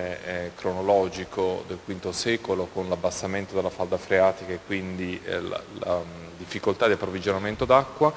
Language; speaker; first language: Italian; native; Italian